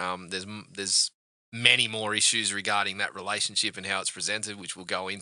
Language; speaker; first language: English; native; English